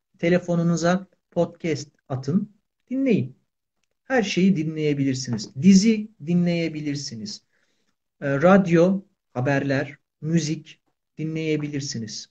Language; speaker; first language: Turkish; native; Turkish